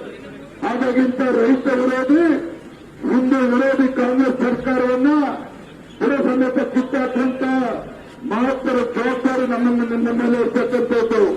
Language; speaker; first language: Kannada; native; Kannada